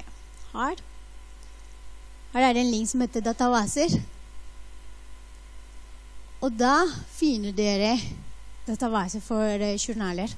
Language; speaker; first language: Norwegian; non-native, fluent; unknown